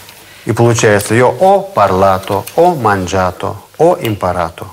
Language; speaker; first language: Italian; non-native, fluent; Russian